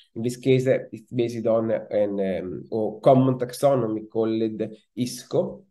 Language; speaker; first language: English; non-native, fluent; Italian